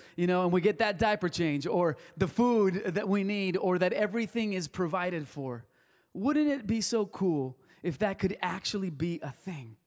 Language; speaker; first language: English; early bilingual, other home language; Spanish